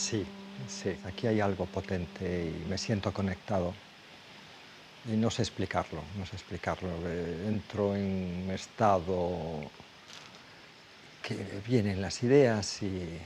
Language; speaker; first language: Spanish; native; Spanish